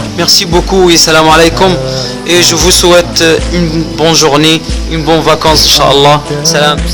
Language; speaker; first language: French; non-native, fluent; Arabic